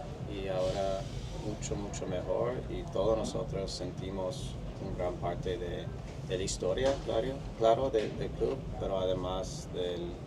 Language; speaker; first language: Spanish; non-native, fluent; English